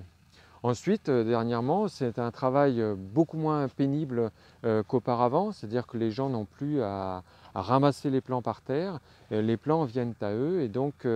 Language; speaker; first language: French; native; French